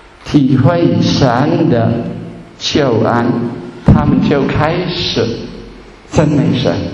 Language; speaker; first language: Chinese; non-native, fluent; German